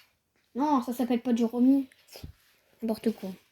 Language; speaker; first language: French; native; French